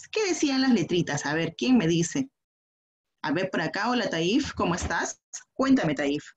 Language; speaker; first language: Spanish; native; Spanish